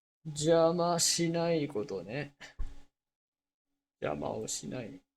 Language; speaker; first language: Japanese; non-native, learner; English